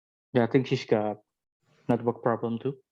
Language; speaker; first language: English; non-native, learner; Indonesian